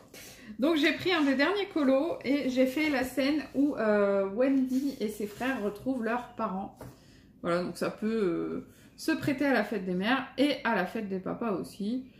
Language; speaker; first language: French; native; French